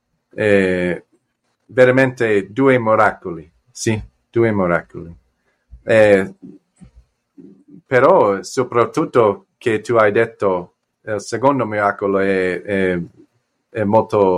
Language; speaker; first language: Italian; non-native, learner; English